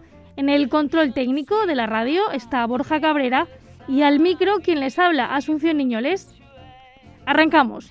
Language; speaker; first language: Spanish; native; Spanish